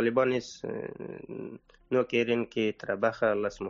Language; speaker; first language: Spanish; non-native, learner; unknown